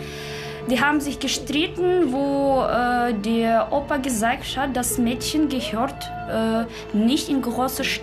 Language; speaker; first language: German; non-native, learner; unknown